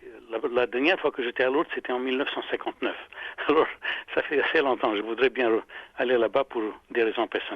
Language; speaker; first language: French; non-native, fluent; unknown